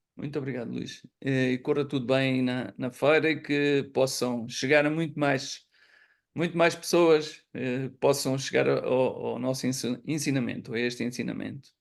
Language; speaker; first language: Portuguese; native; Portuguese